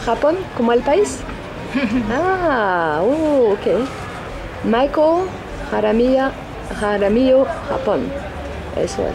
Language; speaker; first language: Spanish; non-native, fluent; French